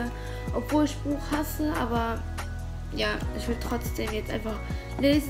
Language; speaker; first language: German; early bilingual, other home language; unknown